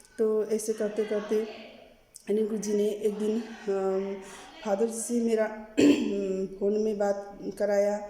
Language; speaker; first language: Hindi; non-native, learner; Nepali